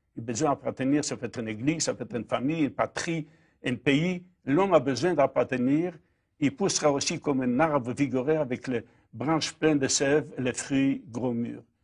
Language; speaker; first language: French; non-native, fluent; Polish